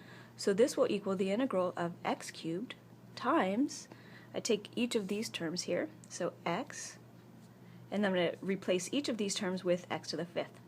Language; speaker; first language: English; native; English